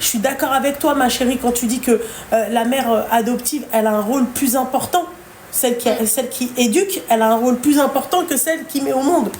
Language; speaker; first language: French; native; French